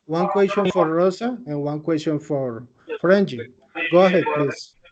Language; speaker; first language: English; non-native, fluent; Spanish